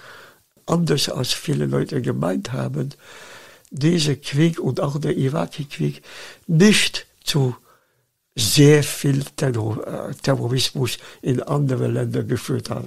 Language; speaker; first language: German; non-native, fluent; Dutch